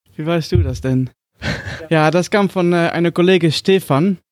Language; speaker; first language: German; non-native, learner; Dutch